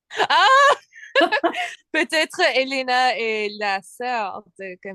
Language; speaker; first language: French; non-native, learner; English